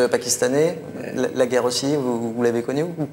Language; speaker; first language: French; native; French